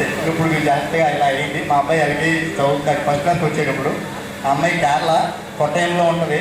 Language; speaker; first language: Telugu; native; Telugu